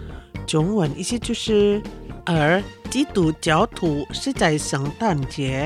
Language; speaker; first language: Chinese; non-native, local second language; Indonesian